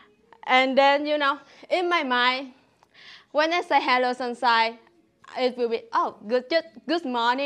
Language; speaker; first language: English; non-native, learner; Vietnamese